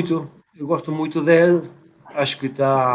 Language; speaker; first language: Portuguese; non-native, fluent; Spanish